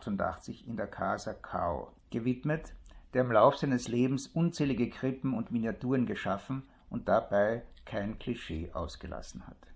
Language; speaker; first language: German; native; German